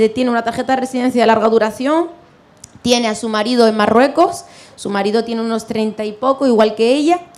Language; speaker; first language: Spanish; non-native, fluent; Arabic